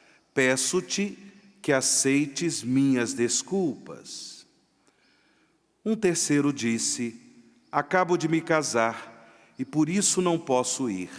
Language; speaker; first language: Portuguese; native; Portuguese